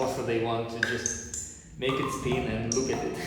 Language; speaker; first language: English; non-native, fluent; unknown